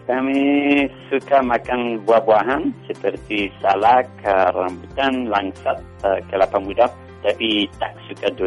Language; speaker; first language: Indonesian; non-native, learner; English